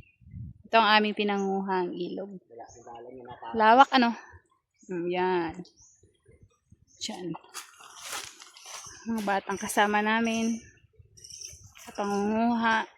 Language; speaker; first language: Filipino; native; Filipino